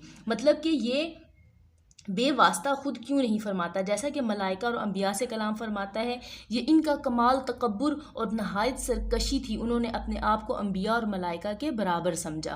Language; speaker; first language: Urdu; native; Urdu